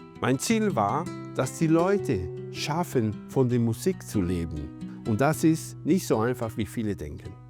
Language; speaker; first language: German; non-native, fluent; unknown